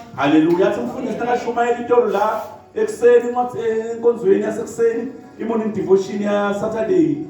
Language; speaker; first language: Zulu; non-native, local second language; Swati